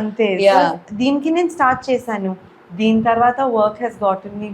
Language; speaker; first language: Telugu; non-native, local second language; Urdu